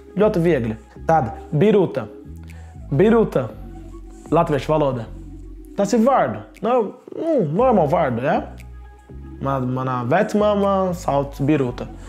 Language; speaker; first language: Latvian; non-native, learner; Portuguese